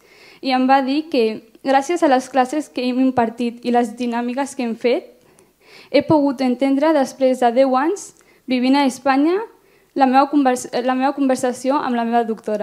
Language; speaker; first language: Catalan; early bilingual, other home language; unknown